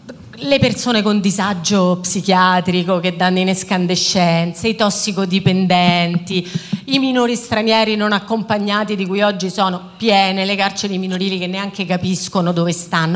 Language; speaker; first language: Italian; native; Italian